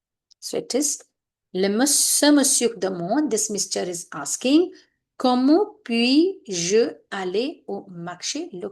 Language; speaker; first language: French; non-native, fluent; Hindi